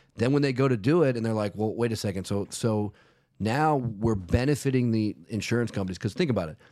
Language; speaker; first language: English; native; English